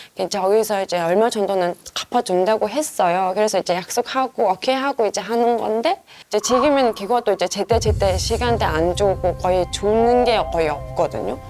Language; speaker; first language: Korean; non-native, fluent; Mongolian